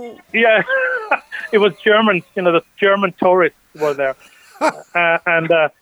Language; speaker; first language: English; early bilingual, other home language; Norwegian